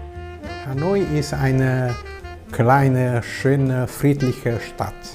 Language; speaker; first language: German; non-native, learner; Vietnamese